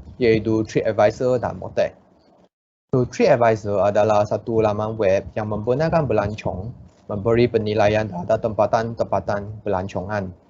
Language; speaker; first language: Malay; non-native, local second language; Chinese